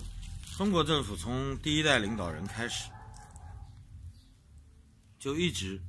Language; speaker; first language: Chinese; native; Chinese